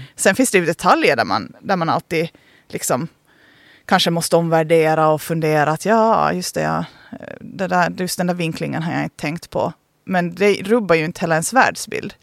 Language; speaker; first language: Swedish; native; Swedish